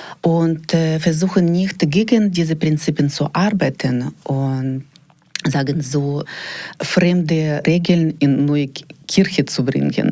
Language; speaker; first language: German; non-native, learner; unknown